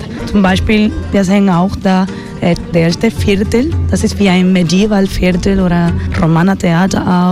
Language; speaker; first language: German; non-native, learner; Spanish